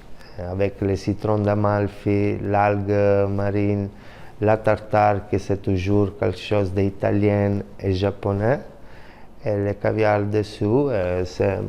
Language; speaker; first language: French; non-native, learner; Italian